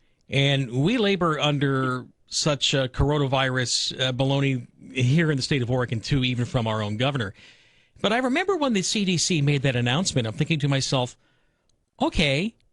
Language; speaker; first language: English; native; English